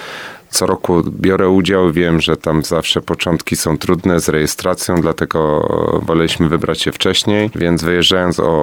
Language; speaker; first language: Polish; native; Polish